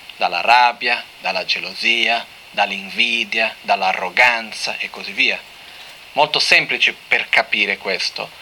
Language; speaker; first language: Italian; non-native, fluent; Portuguese